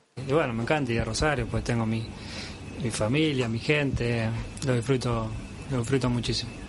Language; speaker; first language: Spanish; native; Spanish